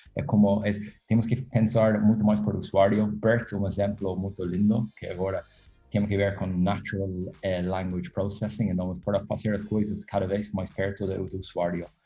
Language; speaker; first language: Portuguese; non-native, fluent; English